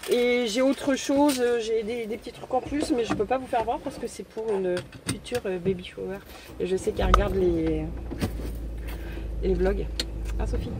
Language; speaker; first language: French; native; French